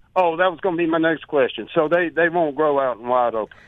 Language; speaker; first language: English; native; English